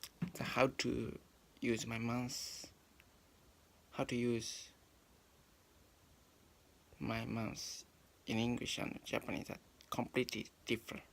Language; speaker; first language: English; non-native, learner; Japanese